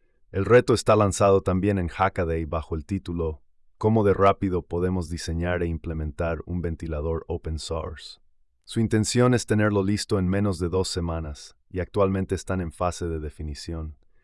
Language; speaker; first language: Spanish; native; Spanish